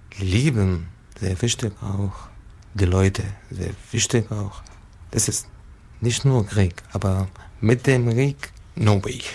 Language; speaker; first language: German; non-native, learner; Arabic